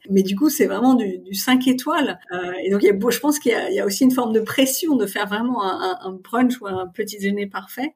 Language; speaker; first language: French; native; French